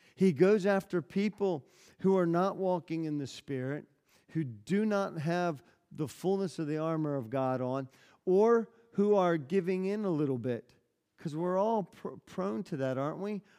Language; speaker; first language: English; native; English